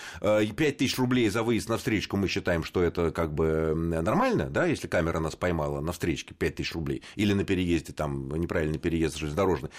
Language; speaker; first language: Russian; native; Russian